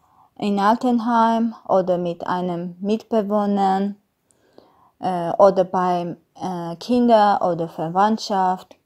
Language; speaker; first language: German; non-native, learner; Armenian